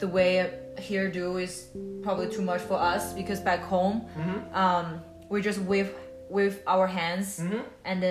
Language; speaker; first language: English; non-native, learner; Chinese